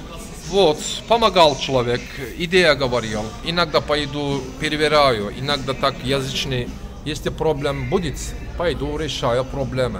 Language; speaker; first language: Russian; non-native, learner; Turkish